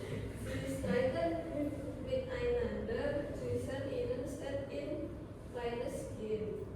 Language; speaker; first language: German; non-native, learner; Indonesian